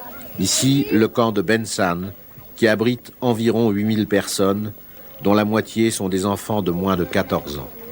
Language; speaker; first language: French; native; French